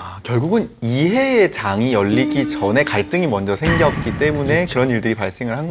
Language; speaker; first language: Korean; native; Korean